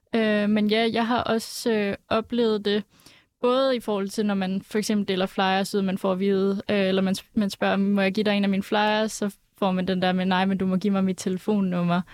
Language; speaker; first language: Danish; native; Danish